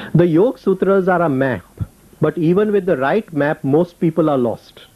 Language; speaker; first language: English; non-native, local second language; Gujarati